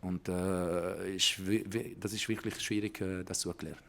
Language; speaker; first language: German; non-native, fluent; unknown